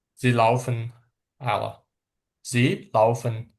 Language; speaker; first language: German; non-native, fluent; Azerbaijani